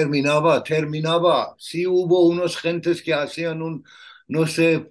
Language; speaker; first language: Spanish; non-native, learner; Persian